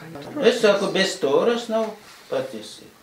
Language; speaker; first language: Latvian; non-native, local second language; Russian